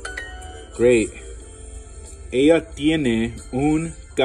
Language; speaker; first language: Spanish; non-native, learner; English